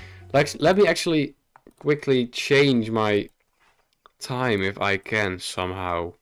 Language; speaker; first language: English; non-native, fluent; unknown